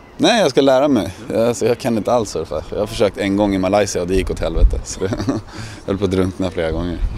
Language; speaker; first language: Swedish; native; Swedish